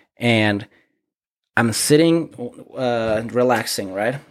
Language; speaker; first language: English; early bilingual, other home language; Spanish